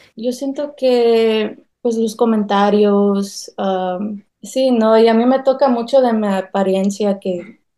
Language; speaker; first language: Spanish; early bilingual, heritage; Spanish